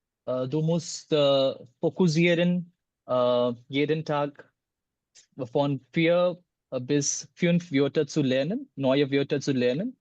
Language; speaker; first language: German; non-native, learner; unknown